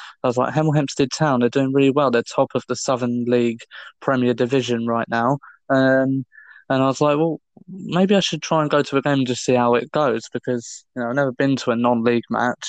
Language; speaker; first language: English; native; English